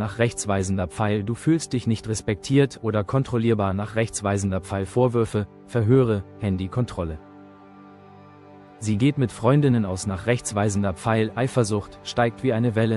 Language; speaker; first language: German; native; German